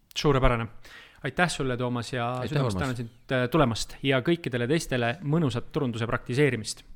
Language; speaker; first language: Estonian; native; Estonian